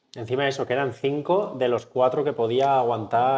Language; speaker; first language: Spanish; native; Spanish